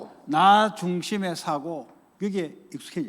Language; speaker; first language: Korean; native; Korean